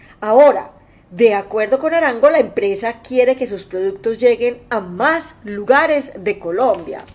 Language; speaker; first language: Spanish; native; Spanish